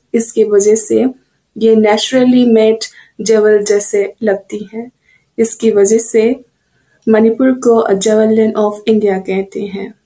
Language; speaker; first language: Hindi; non-native, local second language; Manipuri